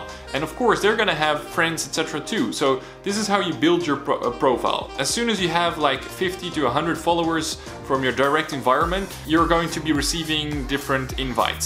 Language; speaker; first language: English; non-native, fluent; Dutch